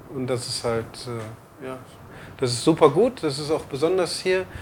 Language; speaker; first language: German; native; German